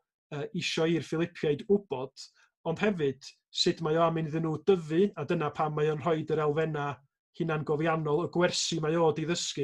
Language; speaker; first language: Welsh; native; Welsh